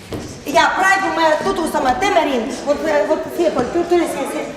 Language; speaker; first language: Estonian; non-native, learner; Russian